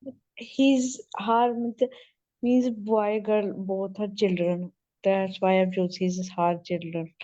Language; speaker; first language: English; non-native, learner; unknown